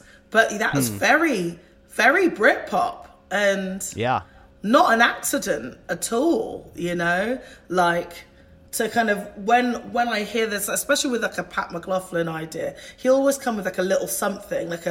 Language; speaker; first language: English; native; English